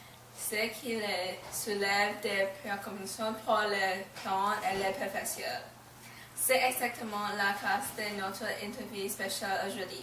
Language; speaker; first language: French; non-native, learner; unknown